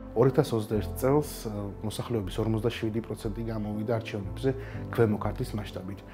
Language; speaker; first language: Georgian; non-native, local second language; Azerbaijani